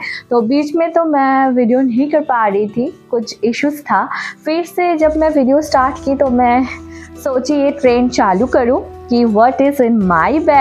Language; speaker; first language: Hindi; non-native, local second language; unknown